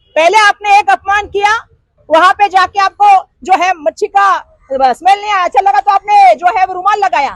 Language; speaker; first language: Hindi; non-native, local second language; Marathi